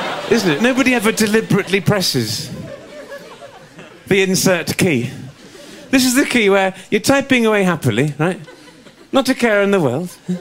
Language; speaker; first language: English; native; English